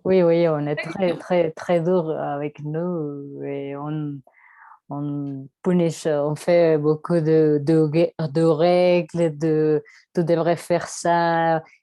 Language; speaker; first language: French; non-native, learner; Spanish